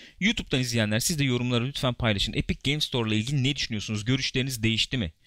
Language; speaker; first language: Turkish; native; Turkish